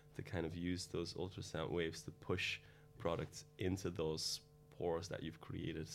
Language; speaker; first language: English; non-native, fluent; Dutch